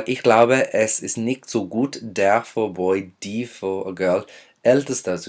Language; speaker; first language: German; non-native, fluent; English